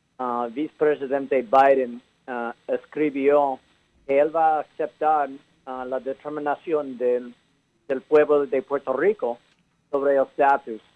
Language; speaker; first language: Spanish; early bilingual, heritage; English